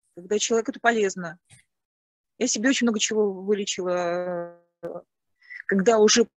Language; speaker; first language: Russian; native; Russian